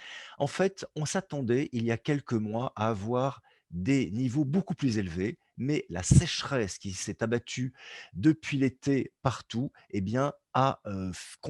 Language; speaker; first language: French; native; French